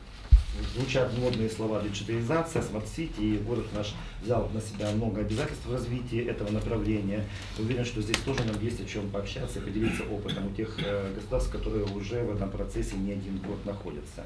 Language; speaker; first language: Russian; native; Russian